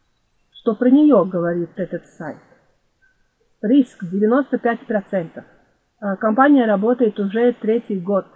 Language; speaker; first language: Russian; non-native, fluent; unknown